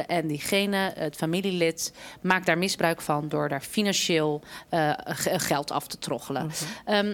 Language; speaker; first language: Dutch; native; Dutch